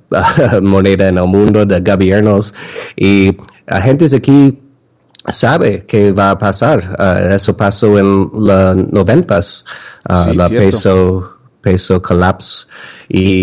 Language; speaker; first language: Spanish; non-native, learner; English